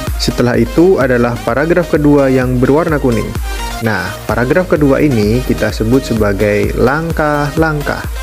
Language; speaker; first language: Indonesian; native; Indonesian